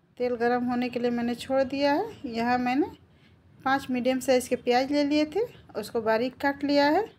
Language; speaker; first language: Hindi; native; Hindi